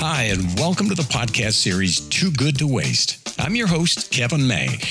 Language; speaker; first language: English; native; English